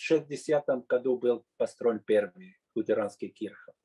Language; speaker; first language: Russian; non-native, fluent; Finnish